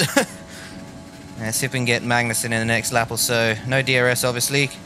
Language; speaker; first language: English; native; English